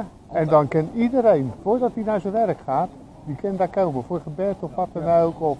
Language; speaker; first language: Dutch; native; Dutch